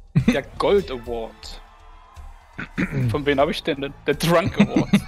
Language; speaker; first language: German; native; German